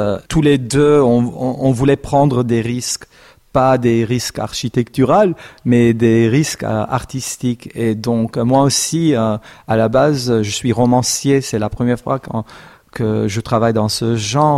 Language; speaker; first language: French; non-native, fluent; Armenian